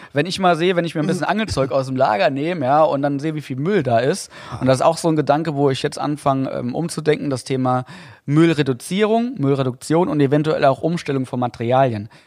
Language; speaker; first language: German; native; German